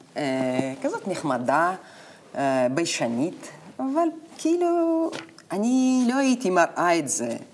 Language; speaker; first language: Hebrew; non-native, fluent; Russian